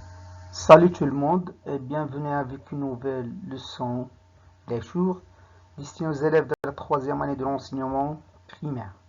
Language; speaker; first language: French; non-native, local second language; Arabic